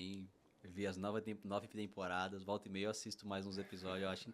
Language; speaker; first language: Portuguese; native; Portuguese